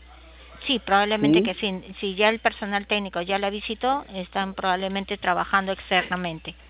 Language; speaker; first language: Spanish; native; Spanish